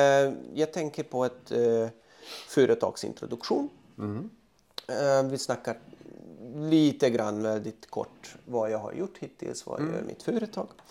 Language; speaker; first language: Swedish; non-native, fluent; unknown